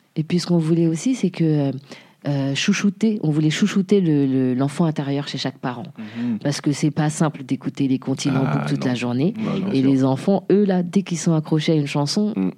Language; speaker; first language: French; early bilingual, other home language; Haitian Creole